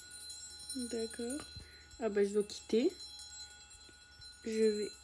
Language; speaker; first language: French; native; French